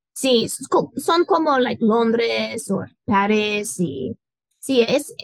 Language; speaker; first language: Spanish; non-native, learner; English